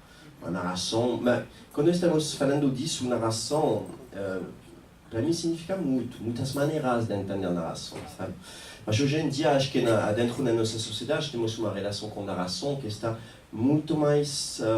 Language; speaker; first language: Portuguese; non-native, fluent; French